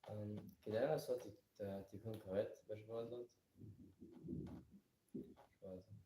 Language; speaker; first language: Hebrew; non-native, learner; English